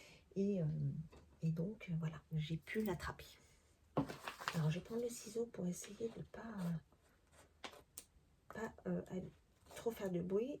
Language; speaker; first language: French; native; French